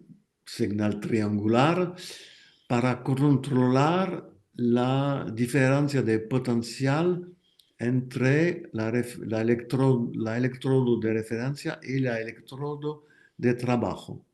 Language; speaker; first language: Spanish; non-native, fluent; French